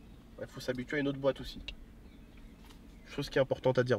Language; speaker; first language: French; native; French